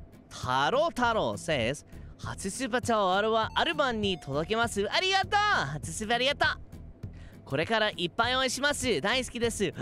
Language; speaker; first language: Japanese; non-native, learner; English